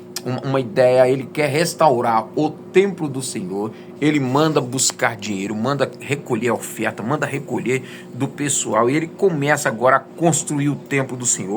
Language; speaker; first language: Portuguese; native; Portuguese